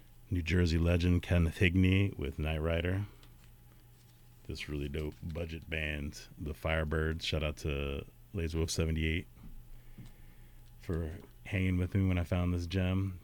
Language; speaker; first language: English; native; English